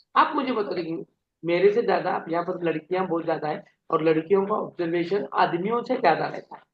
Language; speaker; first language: Hindi; non-native, local second language; Marathi